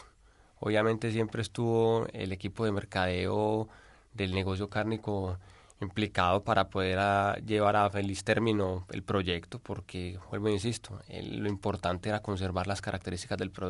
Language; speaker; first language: Spanish; native; Spanish